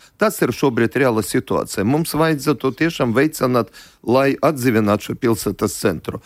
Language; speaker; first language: Latvian; non-native, local second language; Russian